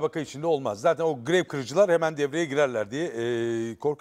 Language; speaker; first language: Turkish; native; Turkish